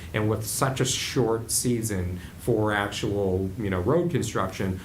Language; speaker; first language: English; native; English